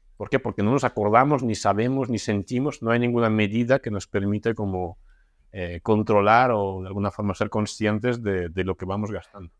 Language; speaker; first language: Spanish; non-native, fluent; Russian